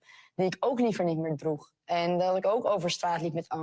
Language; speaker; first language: Dutch; native; Dutch